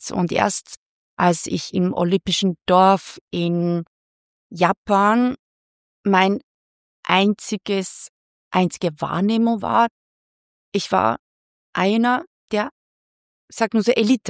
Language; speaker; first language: German; non-native, fluent; Chinese